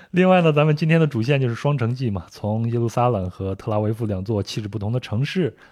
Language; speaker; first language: Chinese; native; Chinese